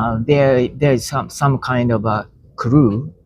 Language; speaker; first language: English; non-native, learner; Japanese